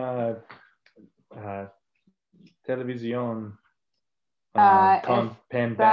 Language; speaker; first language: Spanish; non-native, learner; English